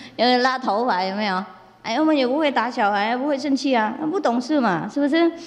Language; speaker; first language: Chinese; non-native, fluent; Vietnamese